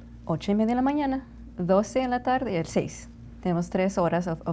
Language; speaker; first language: Spanish; non-native, learner; English